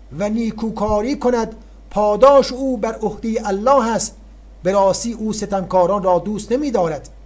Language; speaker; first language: Persian; native; Persian